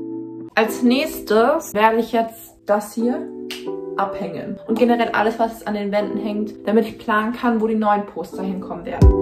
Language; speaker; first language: German; native; German